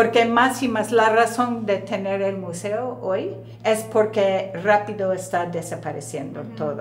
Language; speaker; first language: Spanish; non-native, fluent; English